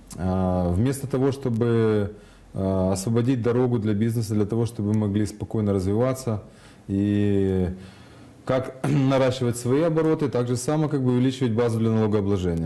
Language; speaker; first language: Russian; native; Russian